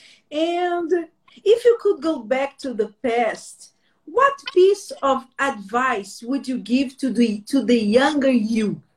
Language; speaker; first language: English; non-native, learner; Portuguese